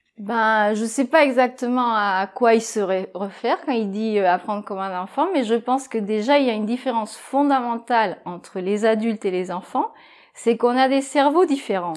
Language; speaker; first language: French; non-native, fluent; Japanese